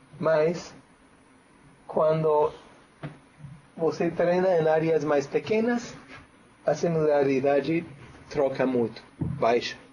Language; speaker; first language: Spanish; non-native, fluent; English